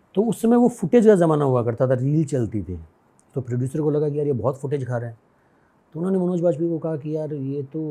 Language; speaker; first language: Hindi; native; Hindi